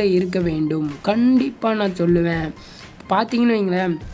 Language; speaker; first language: Tamil; native; Tamil